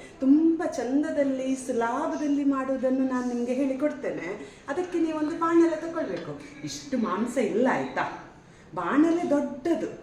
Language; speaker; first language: Kannada; native; Kannada